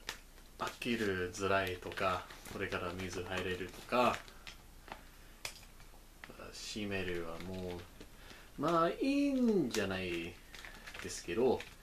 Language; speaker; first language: Japanese; non-native, learner; English